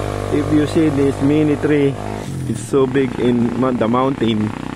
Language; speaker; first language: English; non-native, local second language; Filipino